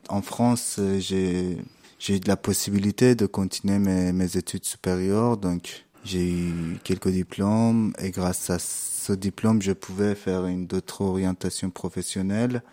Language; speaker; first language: French; non-native, fluent; Persian